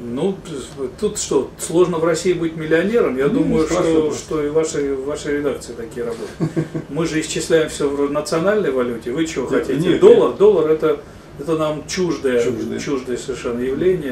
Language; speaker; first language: Russian; native; Russian